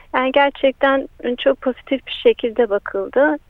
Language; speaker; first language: Turkish; early bilingual, heritage; Turkish